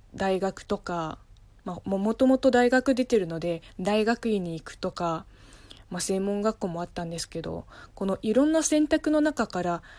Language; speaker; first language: Japanese; non-native, fluent; Chinese